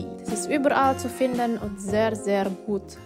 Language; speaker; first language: German; non-native, fluent; Indonesian